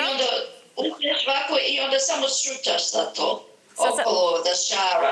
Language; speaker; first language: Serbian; early bilingual, heritage; Serbian